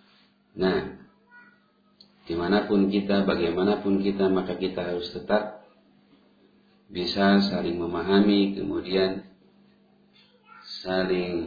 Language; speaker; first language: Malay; non-native, local second language; Sundanese